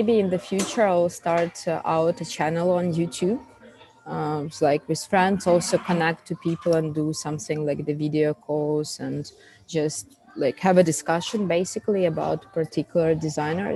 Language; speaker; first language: English; non-native, fluent; Russian